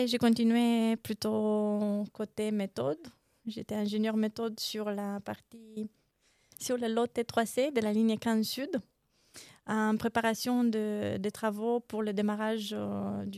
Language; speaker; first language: French; non-native, fluent; Romanian